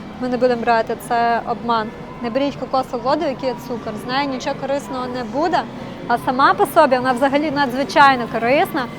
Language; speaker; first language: Ukrainian; non-native, local second language; Russian